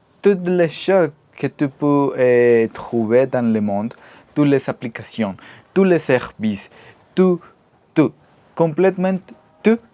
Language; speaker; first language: French; non-native, learner; Spanish